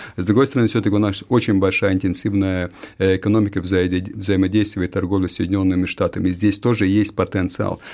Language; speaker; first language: Russian; non-native, local second language; Latvian